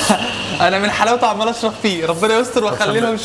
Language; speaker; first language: Arabic; native; Arabic